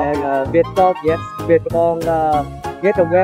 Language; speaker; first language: English; non-native, learner; Vietnamese